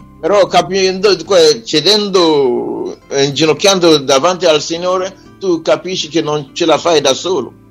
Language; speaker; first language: Italian; non-native, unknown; Igbo